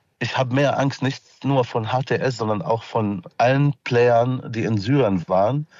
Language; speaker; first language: German; non-native, fluent; Arabic